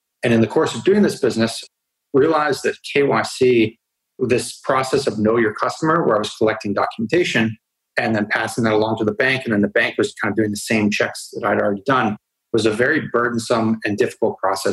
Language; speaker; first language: English; native; English